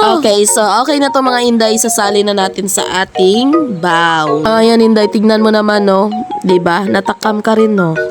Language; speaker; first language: Filipino; non-native, local second language; Cebuano